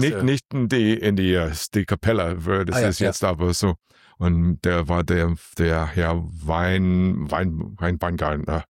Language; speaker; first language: German; non-native, learner; English